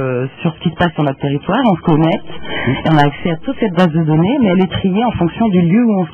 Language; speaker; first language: French; native; French